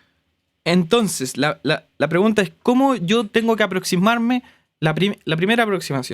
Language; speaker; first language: Spanish; native; Spanish